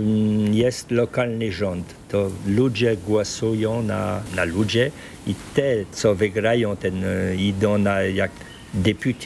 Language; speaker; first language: Polish; early bilingual, heritage; Polish